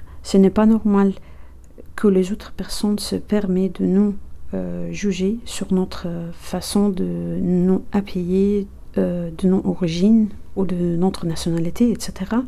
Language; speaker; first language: French; non-native, learner; Arabic